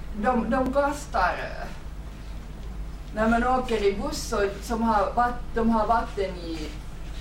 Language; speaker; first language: Swedish; non-native, fluent; Finnish